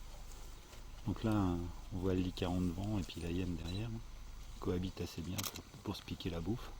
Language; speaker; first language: French; native; French